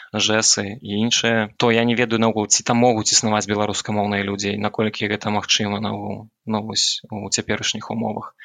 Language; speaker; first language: Belarusian; non-native, local second language; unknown